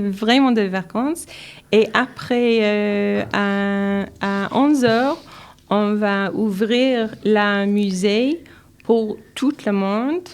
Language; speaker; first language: French; non-native, learner; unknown